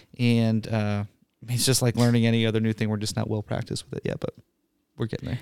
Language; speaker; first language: English; native; English